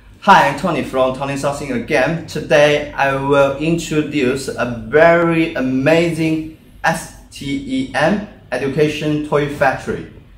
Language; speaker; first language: English; non-native, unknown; Chinese